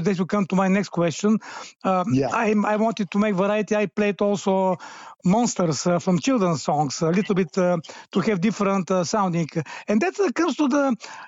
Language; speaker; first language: English; non-native, fluent; Bulgarian